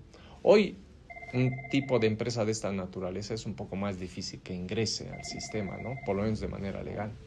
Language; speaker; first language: Spanish; native; Spanish